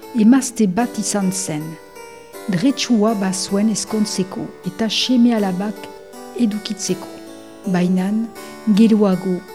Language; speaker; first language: Basque; non-native, local second language; French